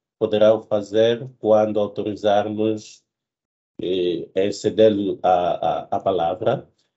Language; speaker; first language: Portuguese; native; Portuguese